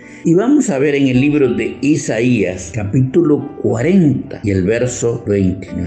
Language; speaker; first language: Spanish; native; Spanish